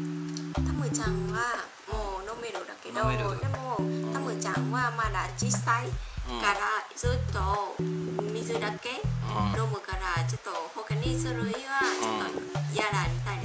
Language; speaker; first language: Japanese; non-native, learner; Vietnamese